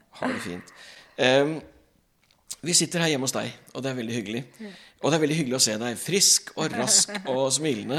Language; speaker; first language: Norwegian; native; Norwegian